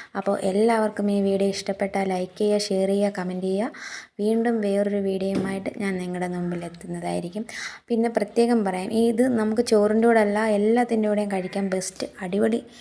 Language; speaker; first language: Malayalam; native; Malayalam